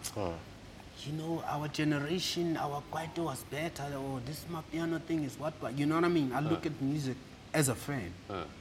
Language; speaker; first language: English; non-native, local second language; Southern Sotho